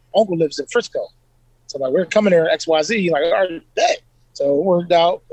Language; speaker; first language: English; native; English